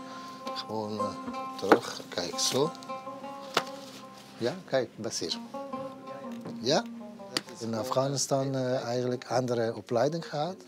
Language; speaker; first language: Dutch; non-native, learner; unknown